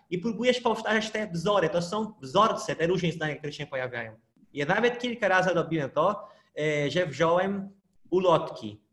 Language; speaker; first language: Polish; non-native, fluent; Portuguese